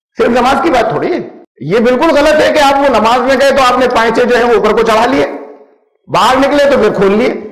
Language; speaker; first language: Urdu; native; Urdu